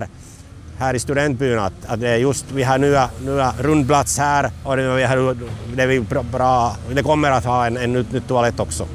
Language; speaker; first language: Swedish; non-native, local second language; Finnish